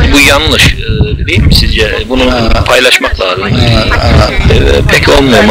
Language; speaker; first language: Turkish; native; Turkish